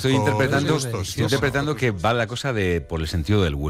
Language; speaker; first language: Spanish; native; Spanish